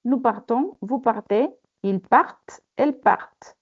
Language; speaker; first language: French; non-native, fluent; Spanish